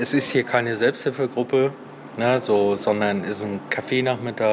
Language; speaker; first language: German; native; German